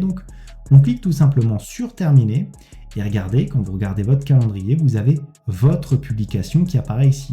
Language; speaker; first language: French; native; French